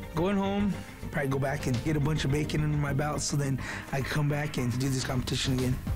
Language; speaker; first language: English; native; English